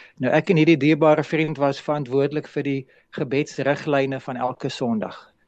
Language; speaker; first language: Afrikaans; native; Afrikaans